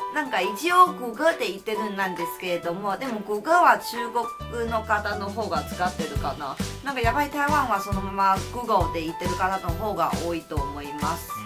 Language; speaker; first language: Japanese; non-native, fluent; Chinese